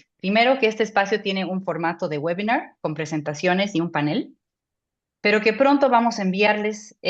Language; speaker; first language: Spanish; native; Spanish